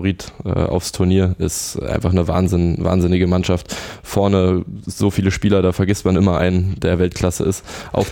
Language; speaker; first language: German; native; German